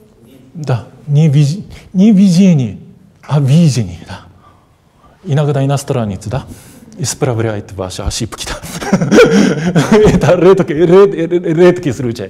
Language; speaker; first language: Russian; non-native, fluent; Japanese